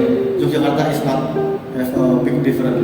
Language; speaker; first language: English; non-native, learner; Indonesian